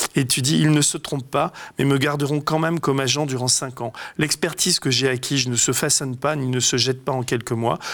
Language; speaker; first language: French; native; French